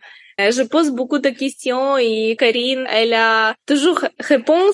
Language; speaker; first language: French; non-native, learner; Ukrainian